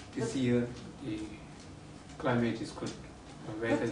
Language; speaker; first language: English; non-native, learner; Tibetan